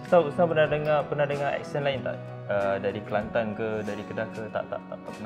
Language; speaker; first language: Malay; native; Malay